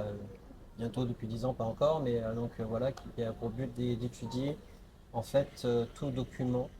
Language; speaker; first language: French; native; French